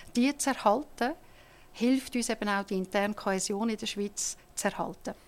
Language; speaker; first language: German; non-native, local second language; French